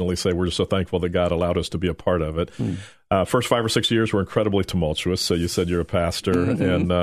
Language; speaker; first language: English; native; English